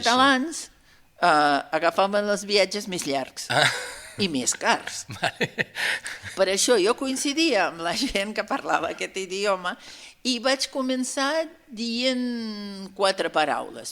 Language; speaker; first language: Catalan; non-native, fluent; Russian